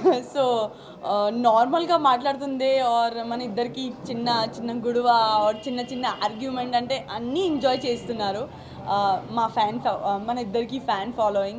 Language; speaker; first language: Telugu; non-native, learner; Gujarati